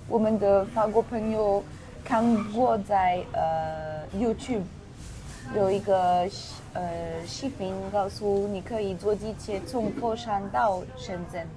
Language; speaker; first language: Chinese; non-native, learner; French